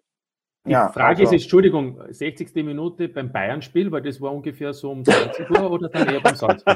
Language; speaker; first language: German; native; German